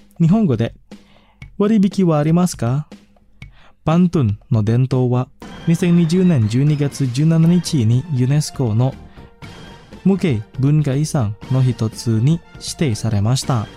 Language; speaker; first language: Japanese; non-native, fluent; Indonesian